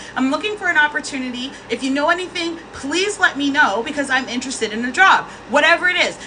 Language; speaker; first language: English; native; English